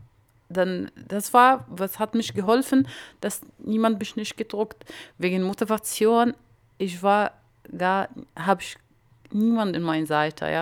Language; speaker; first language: German; non-native, learner; Arabic